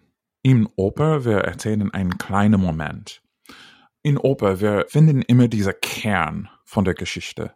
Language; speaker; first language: German; non-native, fluent; English